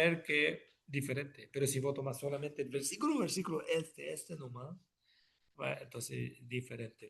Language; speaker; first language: Spanish; non-native, fluent; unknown